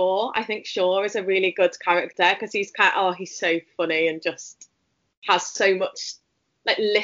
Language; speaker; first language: English; native; English